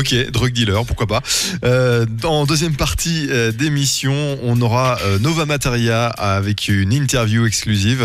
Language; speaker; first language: French; native; French